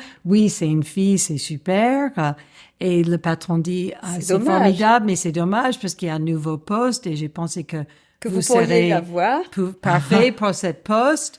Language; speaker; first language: French; non-native, fluent; English